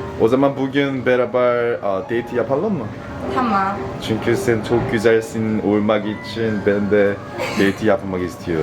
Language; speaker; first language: Turkish; non-native, learner; Korean